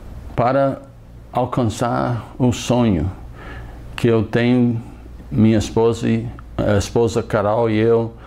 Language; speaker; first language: Portuguese; non-native, fluent; English